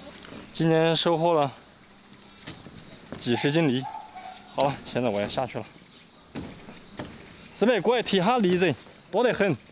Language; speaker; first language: Chinese; native; Chinese